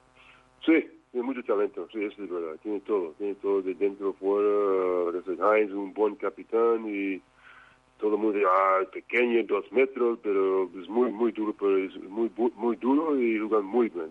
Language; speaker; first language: Spanish; non-native, fluent; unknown